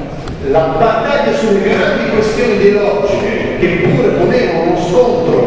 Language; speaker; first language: Italian; native; Italian